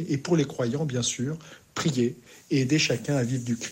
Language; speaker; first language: French; native; French